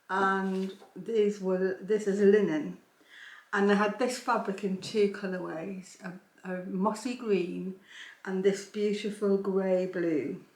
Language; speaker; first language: English; native; English